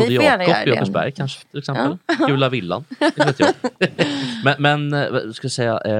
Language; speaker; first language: Swedish; native; Swedish